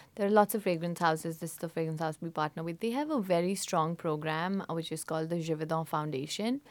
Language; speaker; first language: English; non-native, local second language; Hindi